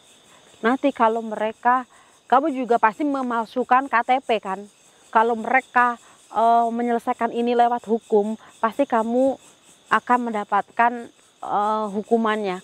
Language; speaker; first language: Indonesian; native; Indonesian